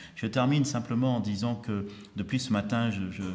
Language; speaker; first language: French; native; French